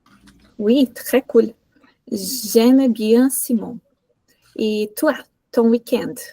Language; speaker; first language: French; non-native, learner; Portuguese